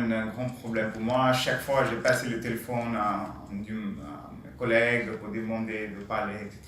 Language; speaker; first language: French; non-native, learner; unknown